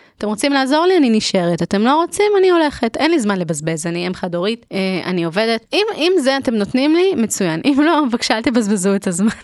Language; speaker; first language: Hebrew; native; Hebrew